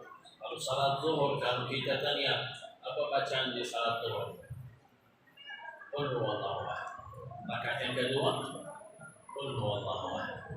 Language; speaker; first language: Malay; non-native, learner; Arabic